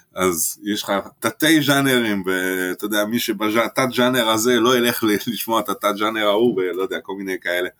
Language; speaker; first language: Hebrew; early bilingual, other home language; French